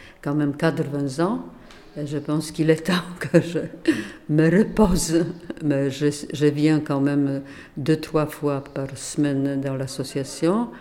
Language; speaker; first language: French; non-native, fluent; Polish